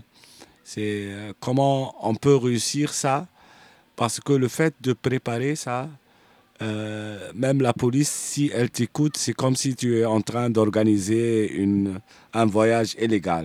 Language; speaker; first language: French; non-native, local second language; Arabic